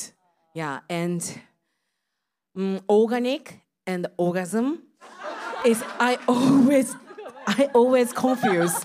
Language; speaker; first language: English; non-native, learner; Japanese